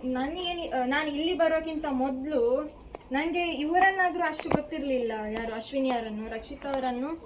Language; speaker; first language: Kannada; non-native, local second language; Tulu